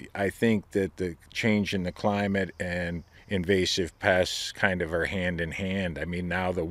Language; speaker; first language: English; native; English